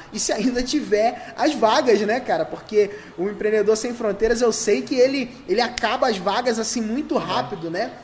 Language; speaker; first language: Portuguese; native; Portuguese